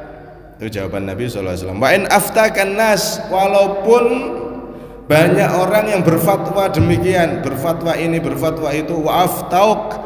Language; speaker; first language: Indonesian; non-native, local second language; Javanese